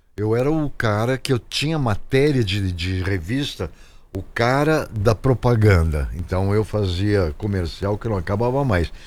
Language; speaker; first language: Portuguese; native; Portuguese